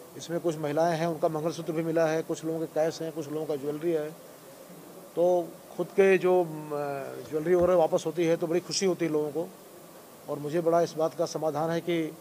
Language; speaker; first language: Hindi; non-native, local second language; Marathi